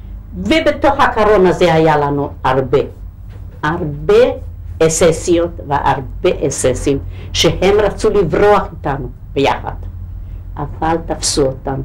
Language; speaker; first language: Hebrew; non-native, local second language; Hungarian